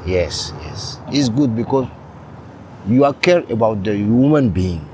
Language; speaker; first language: English; non-native, learner; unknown